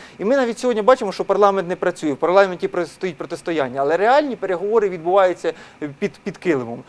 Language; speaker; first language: Ukrainian; non-native, local second language; Russian